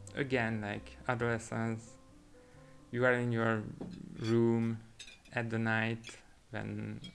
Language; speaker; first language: English; non-native, fluent; Hungarian